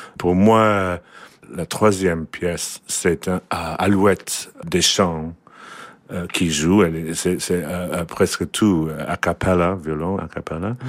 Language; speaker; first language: French; non-native, learner; English